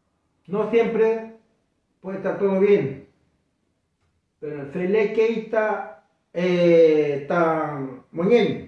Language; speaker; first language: Spanish; non-native, local second language; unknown